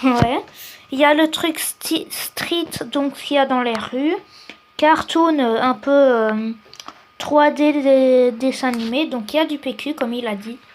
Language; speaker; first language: French; native; French